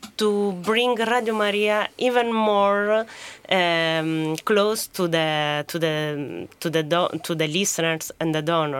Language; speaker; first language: English; non-native, fluent; Italian